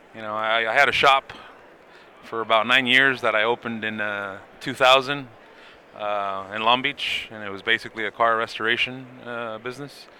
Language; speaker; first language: English; native; English